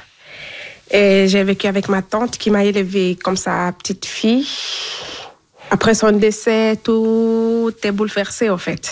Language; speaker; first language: French; non-native, local second language; Fula